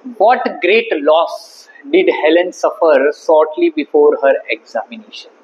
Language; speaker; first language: English; non-native, local second language; Gujarati